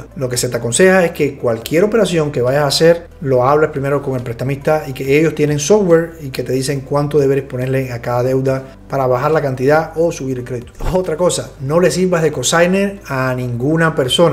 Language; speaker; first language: Spanish; native; Spanish